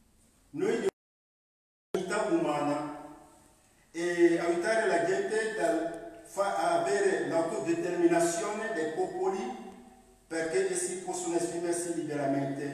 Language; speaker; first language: Italian; non-native, fluent; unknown